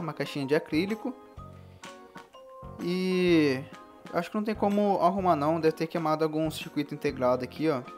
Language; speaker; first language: Portuguese; native; Portuguese